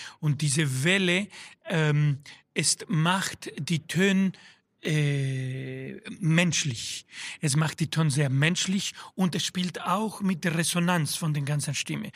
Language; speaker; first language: German; non-native, fluent; Spanish